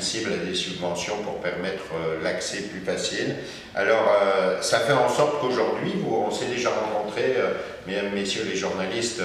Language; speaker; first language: French; native; French